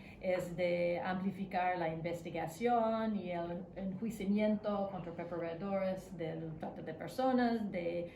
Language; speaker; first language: Spanish; non-native, fluent; English